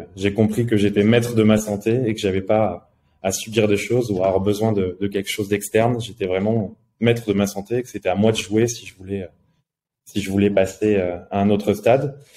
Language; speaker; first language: French; native; French